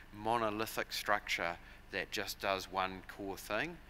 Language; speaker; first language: English; native; English